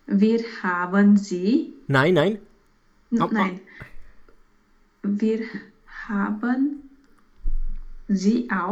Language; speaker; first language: German; non-native, learner; Romanian